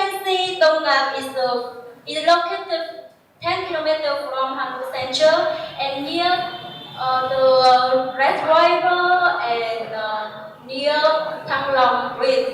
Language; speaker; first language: English; non-native, learner; Vietnamese